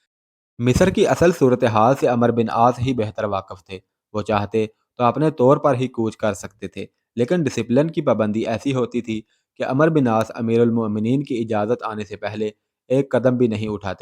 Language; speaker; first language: Urdu; native; Urdu